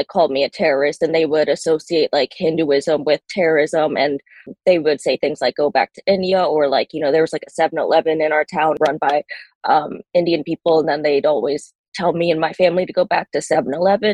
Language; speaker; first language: English; native; English